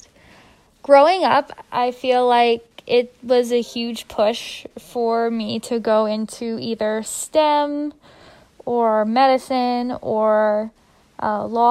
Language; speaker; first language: English; native; English